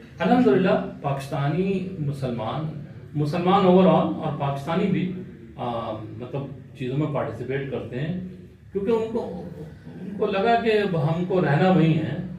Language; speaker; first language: Urdu; native; Urdu